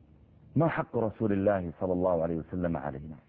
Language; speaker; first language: Arabic; native; Arabic